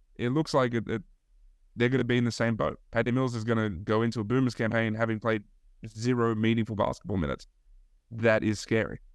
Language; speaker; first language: English; early bilingual, other home language; Turkish